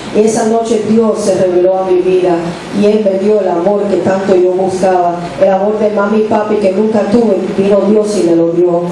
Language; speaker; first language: Spanish; early bilingual, heritage; English